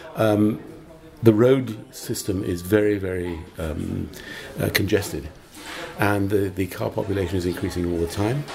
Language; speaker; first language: English; native; English